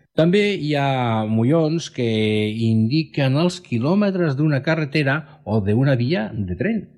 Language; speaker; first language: Catalan; native; Catalan